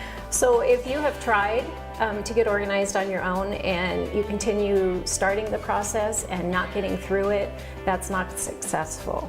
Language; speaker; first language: English; native; English